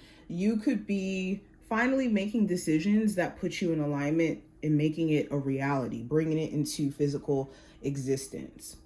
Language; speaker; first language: English; native; English